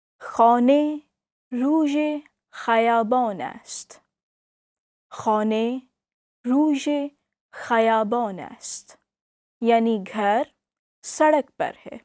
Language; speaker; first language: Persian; non-native, fluent; Urdu